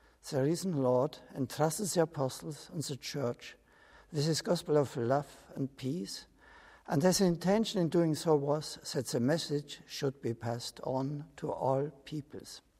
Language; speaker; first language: English; non-native, fluent; German